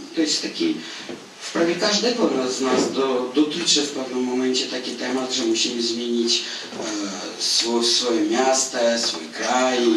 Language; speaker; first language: Polish; non-native, fluent; Russian